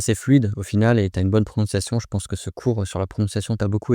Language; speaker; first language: French; native; French